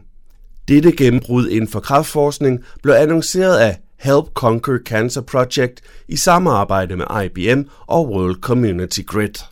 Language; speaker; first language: Danish; native; Danish